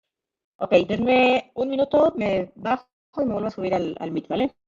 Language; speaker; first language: Spanish; native; Spanish